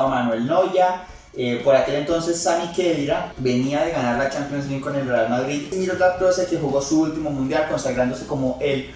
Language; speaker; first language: Spanish; native; Spanish